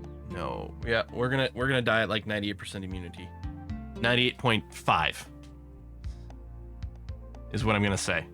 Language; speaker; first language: English; native; English